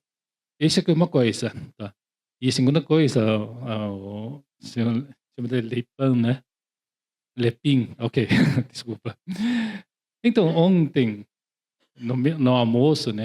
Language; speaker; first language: Portuguese; non-native, learner; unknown